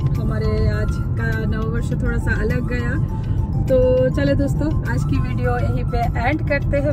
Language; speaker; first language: Hindi; non-native, local second language; Bangla